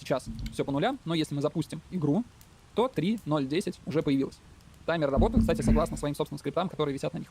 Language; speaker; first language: Russian; native; Russian